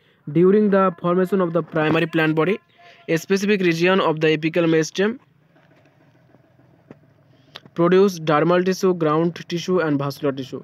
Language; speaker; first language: English; non-native, local second language; Bangla